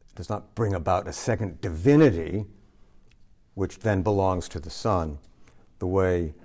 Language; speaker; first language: English; native; English